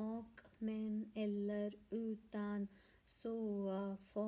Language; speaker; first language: Swedish; non-native, learner; Hindi